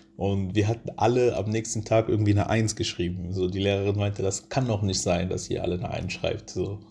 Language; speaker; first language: German; early bilingual, other home language; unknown